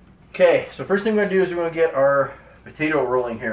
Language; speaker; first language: English; early bilingual, other home language; Czech